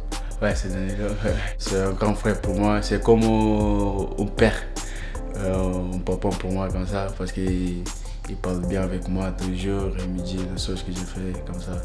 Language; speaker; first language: French; non-native, learner; Portuguese